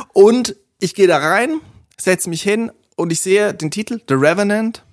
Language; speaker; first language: German; non-native, local second language; Swiss German